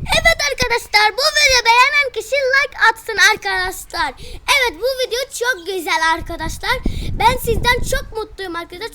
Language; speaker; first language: Turkish; early bilingual, heritage; Turkish